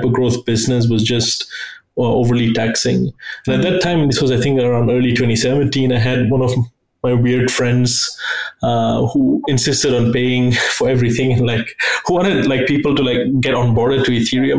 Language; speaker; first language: English; native; English